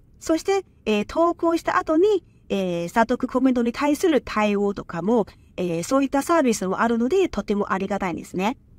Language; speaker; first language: Japanese; non-native, fluent; Chinese